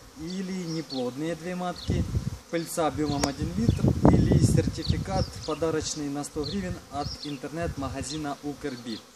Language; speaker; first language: Russian; non-native, local second language; Ukrainian